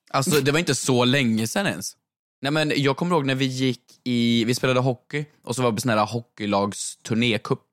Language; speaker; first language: Swedish; native; Swedish